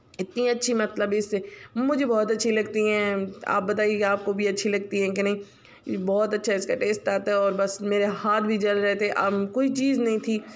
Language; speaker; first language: Urdu; non-native, local second language; Punjabi